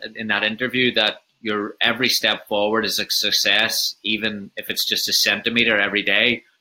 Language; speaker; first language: English; native; English